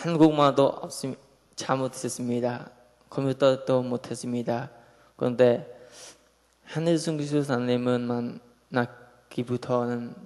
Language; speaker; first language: Korean; non-native, learner; Khmer